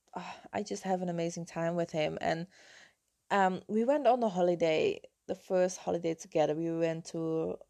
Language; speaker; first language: English; non-native, fluent; Dutch